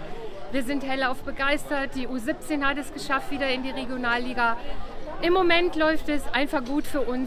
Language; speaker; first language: German; native; German